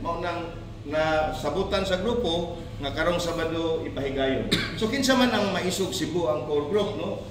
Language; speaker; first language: Cebuano; native; Cebuano